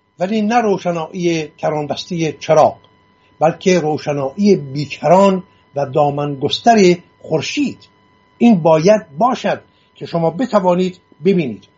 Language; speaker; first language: Persian; non-native, local second language; Assyrian Neo-Aramaic